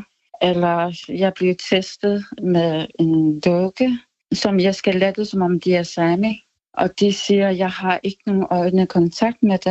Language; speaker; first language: Danish; non-native, local second language; Kalaallisut